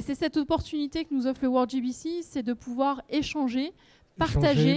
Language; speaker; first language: French; native; French